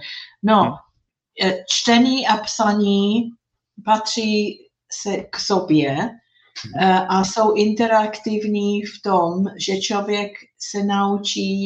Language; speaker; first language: Czech; non-native, fluent; English